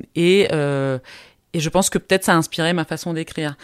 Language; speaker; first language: French; early bilingual, heritage; Spanish